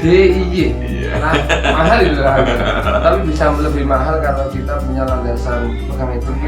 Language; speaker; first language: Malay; non-native, local second language; Javanese